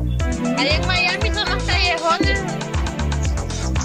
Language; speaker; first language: Spanish; native; Spanish